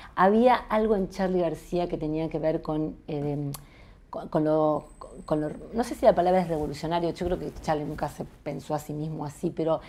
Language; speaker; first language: Spanish; native; Spanish